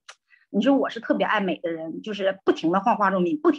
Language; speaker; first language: Chinese; native; Chinese